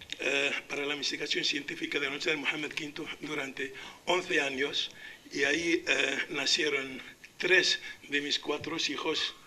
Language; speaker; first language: Spanish; non-native, local second language; Arabic